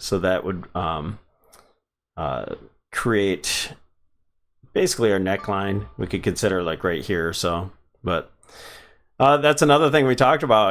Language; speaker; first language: English; native; English